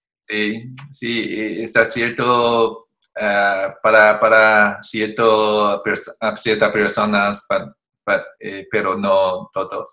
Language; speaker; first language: Spanish; non-native, learner; Chinese